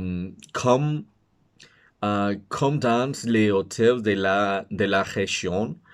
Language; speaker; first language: French; non-native, learner; Spanish